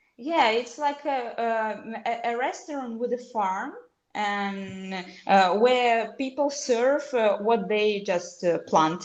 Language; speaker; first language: English; non-native, fluent; Russian